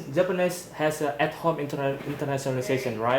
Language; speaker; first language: English; non-native, learner; Indonesian